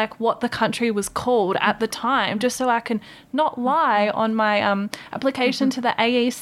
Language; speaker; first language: English; native; English